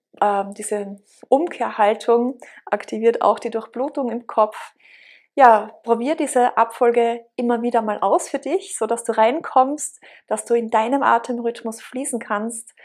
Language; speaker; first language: German; native; German